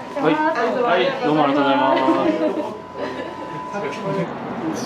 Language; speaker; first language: Japanese; native; Japanese